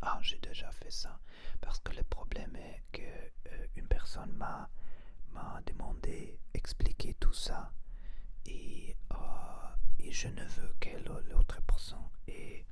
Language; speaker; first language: French; non-native, learner; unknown